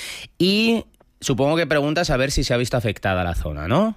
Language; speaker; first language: Spanish; native; Spanish